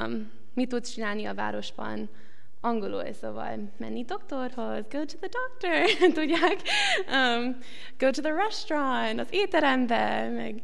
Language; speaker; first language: Hungarian; non-native, learner; English